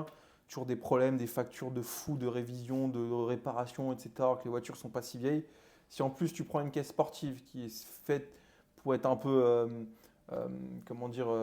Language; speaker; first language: French; native; French